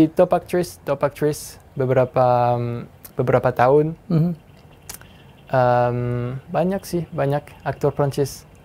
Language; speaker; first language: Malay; non-native, fluent; French